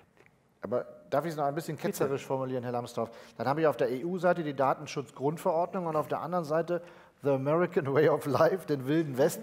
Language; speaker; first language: German; native; German